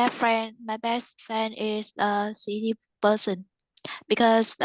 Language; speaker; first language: English; non-native, learner; Vietnamese